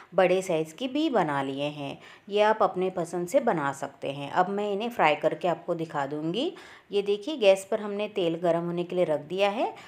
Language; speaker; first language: Hindi; native; Hindi